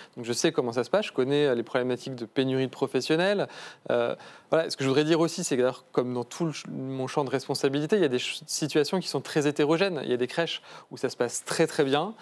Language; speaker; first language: French; native; French